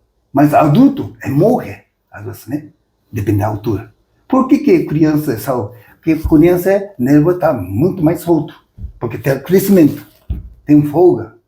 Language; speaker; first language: Portuguese; non-native, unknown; Japanese